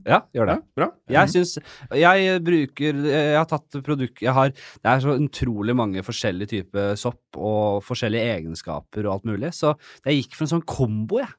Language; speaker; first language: Norwegian; native; Norwegian